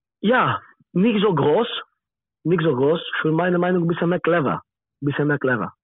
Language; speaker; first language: German; non-native, learner; Greek